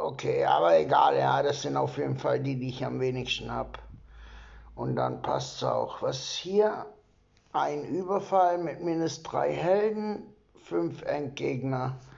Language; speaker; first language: German; native; German